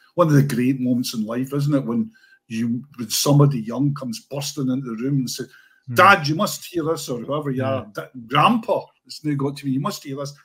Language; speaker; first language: English; native; English